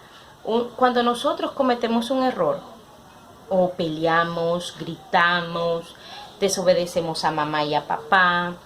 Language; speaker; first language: Spanish; native; Spanish